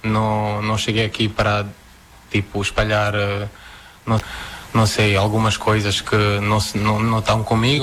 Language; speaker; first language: Portuguese; non-native, fluent; Croatian